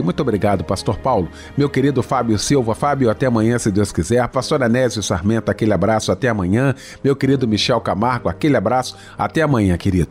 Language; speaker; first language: Portuguese; native; Portuguese